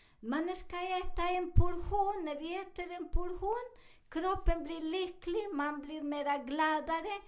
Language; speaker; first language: Swedish; non-native, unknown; Spanish